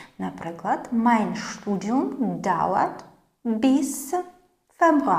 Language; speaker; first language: German; non-native, fluent; Ukrainian